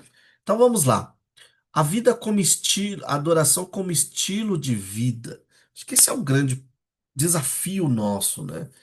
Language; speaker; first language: Portuguese; native; Portuguese